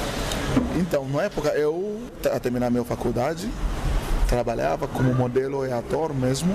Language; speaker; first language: Portuguese; non-native, learner; Igbo